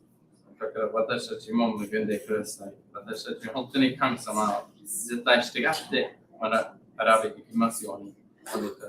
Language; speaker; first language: Japanese; non-native, learner; English